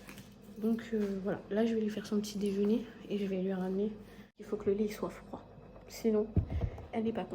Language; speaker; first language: French; native; French